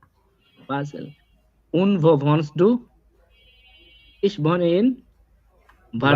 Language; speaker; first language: German; non-native, learner; Bangla